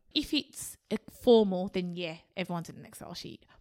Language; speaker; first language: English; native; English